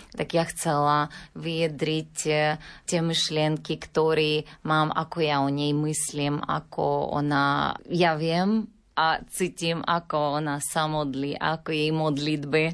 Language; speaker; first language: Slovak; non-native, learner; Ukrainian